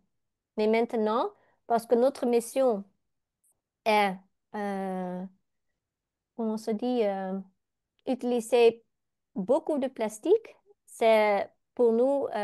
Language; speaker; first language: French; non-native, learner; Dutch